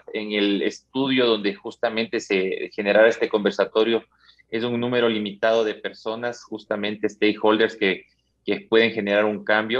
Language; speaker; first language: Spanish; native; Spanish